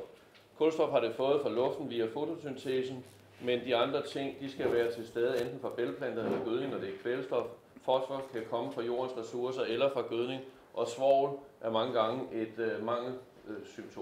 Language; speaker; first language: Danish; native; Danish